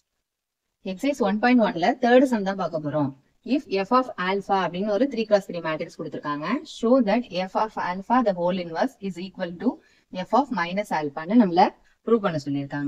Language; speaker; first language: Tamil; native; Tamil